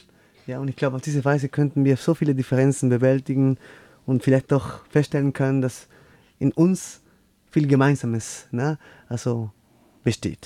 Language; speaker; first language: German; non-native, fluent; Spanish